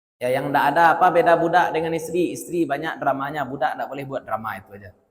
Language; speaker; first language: Malay; non-native, local second language; Minangkabau